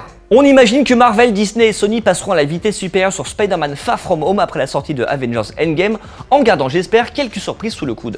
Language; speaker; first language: French; native; French